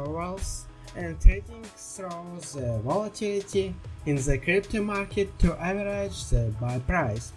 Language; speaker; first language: English; non-native, learner; Russian